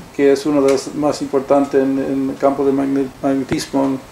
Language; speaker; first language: Spanish; early bilingual, heritage; Spanish